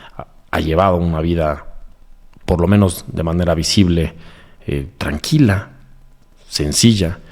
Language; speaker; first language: Spanish; native; Spanish